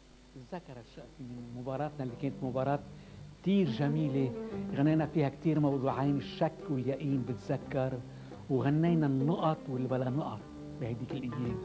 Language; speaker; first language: Arabic; native; Arabic